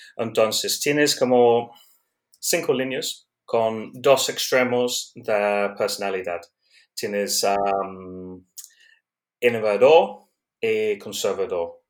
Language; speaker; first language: Spanish; non-native, learner; English